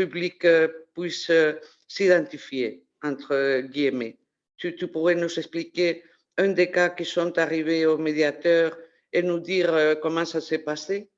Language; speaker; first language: French; non-native, fluent; Spanish